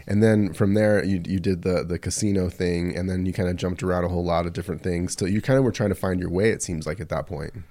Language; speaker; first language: English; early bilingual, other home language; Spanish